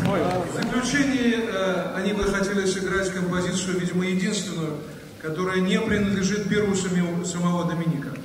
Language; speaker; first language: Russian; native; Russian